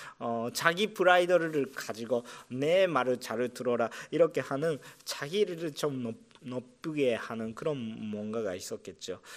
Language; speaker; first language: Korean; non-native, fluent; Japanese